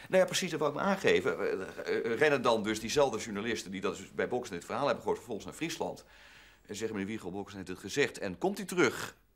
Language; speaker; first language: Dutch; native; Dutch